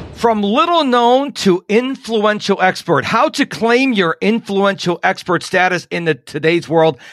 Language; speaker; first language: English; native; English